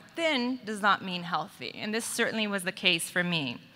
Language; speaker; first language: English; native; English